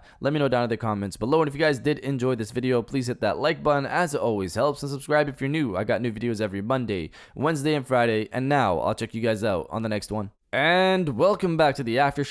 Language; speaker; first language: English; native; English